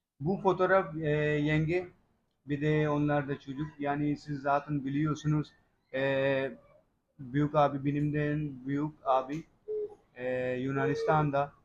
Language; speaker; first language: Turkish; non-native, learner; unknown